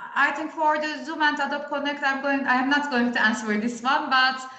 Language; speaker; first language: English; non-native, fluent; Turkish